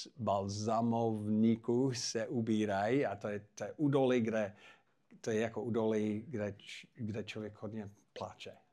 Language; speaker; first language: Czech; non-native, fluent; English